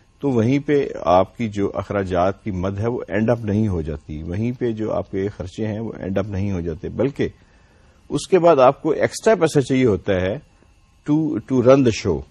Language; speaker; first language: Urdu; non-native, local second language; Punjabi